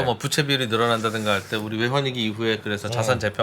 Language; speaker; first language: Korean; native; Korean